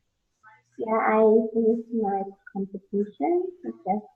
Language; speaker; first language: English; non-native, learner; Vietnamese